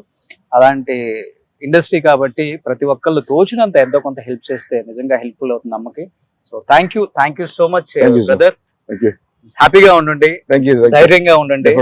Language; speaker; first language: Telugu; native; Telugu